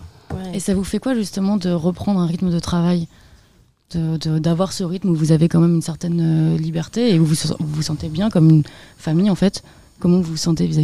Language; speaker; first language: French; native; French